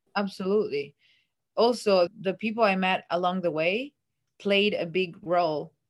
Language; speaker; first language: English; non-native, fluent; Italian